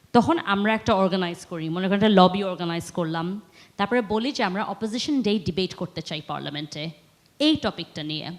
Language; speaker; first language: Bangla; early bilingual, heritage; Bangla